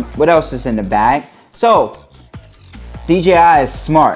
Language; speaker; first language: English; native; English